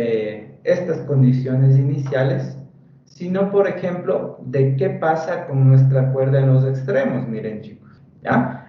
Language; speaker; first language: Spanish; native; Spanish